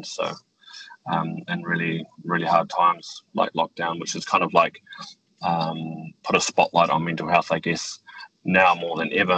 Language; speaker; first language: English; native; English